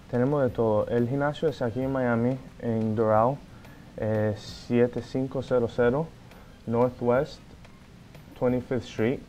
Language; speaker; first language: Spanish; non-native, fluent; Portuguese